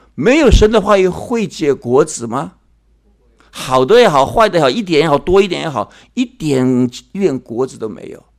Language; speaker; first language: Chinese; early bilingual, heritage; Chinese